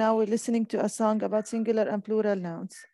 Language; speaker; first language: English; non-native, fluent; Arabic